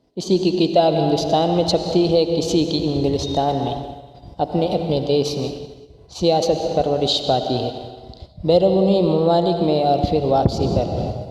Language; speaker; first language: Urdu; non-native, local second language; Punjabi